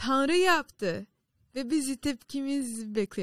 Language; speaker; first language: Turkish; non-native, fluent; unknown